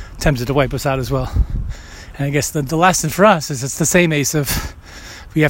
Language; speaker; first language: English; native; English